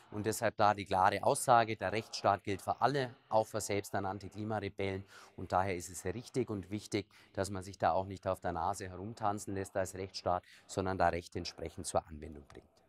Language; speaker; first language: German; native; German